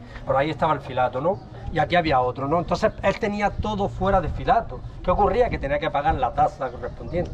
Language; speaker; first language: Spanish; native; Spanish